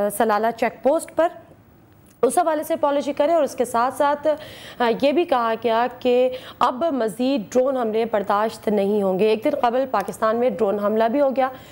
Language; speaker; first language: Urdu; native; Urdu